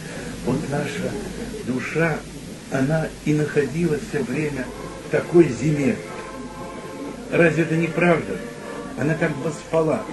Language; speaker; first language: Russian; native; Russian